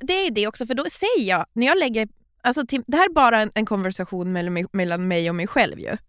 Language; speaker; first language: Swedish; native; Swedish